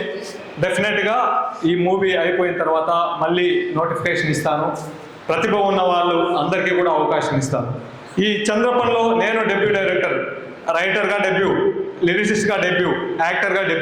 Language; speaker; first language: Telugu; native; Telugu